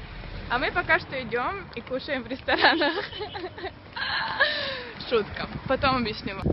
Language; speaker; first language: Russian; early bilingual, heritage; Russian